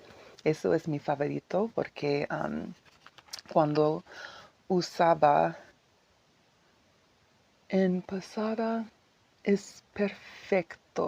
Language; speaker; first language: Spanish; non-native, learner; English